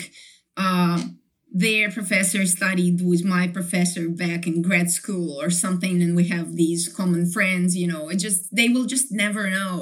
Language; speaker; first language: English; non-native, fluent; Ukrainian